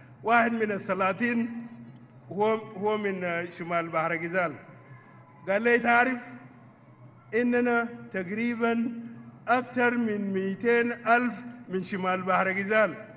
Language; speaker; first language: Arabic; non-native, local second language; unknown